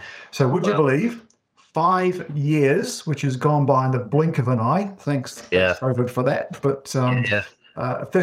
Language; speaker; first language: English; native; English